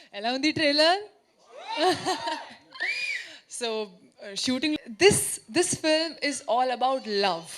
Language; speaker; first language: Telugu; non-native, learner; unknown